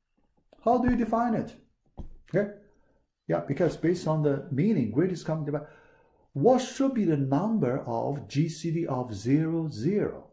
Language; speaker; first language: English; non-native, fluent; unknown